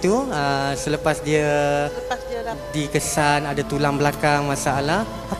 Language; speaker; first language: Malay; native; Malay